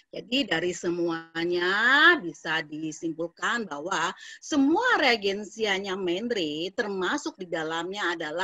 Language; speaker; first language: Indonesian; native; Indonesian